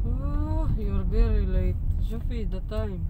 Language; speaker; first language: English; non-native, learner; Filipino